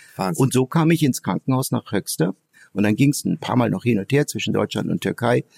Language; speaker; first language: German; early bilingual, other home language; Turkish